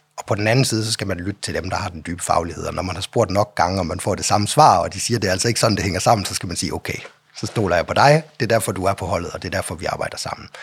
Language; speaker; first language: Danish; native; Danish